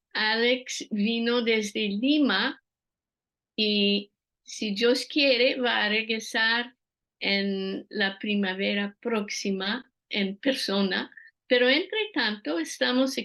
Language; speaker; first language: Spanish; non-native, fluent; French